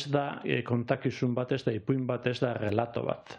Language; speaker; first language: Basque; native; Basque